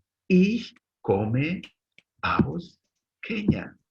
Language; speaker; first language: German; non-native, learner; Bemba